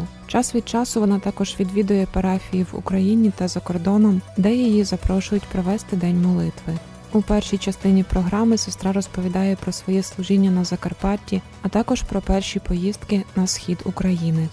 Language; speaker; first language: Ukrainian; native; Ukrainian